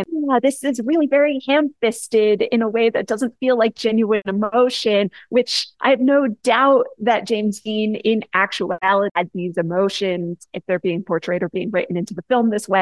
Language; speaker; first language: English; native; English